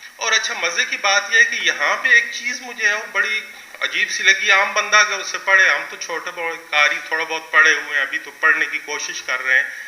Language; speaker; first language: Urdu; native; Urdu